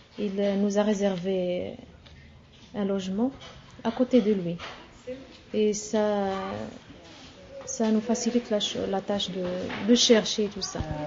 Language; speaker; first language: French; non-native, local second language; Arabic